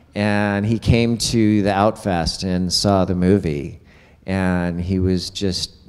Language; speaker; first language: English; native; English